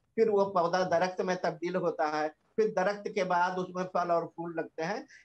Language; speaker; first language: Hindi; native; Hindi